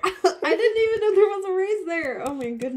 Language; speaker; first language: English; native; English